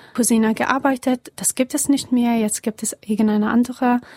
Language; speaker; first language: German; non-native, fluent; Persian